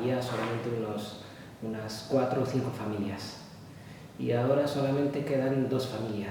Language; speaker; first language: Spanish; non-native, fluent; Arabic